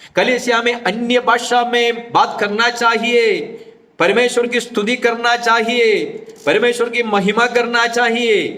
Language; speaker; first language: Hindi; non-native, local second language; Malayalam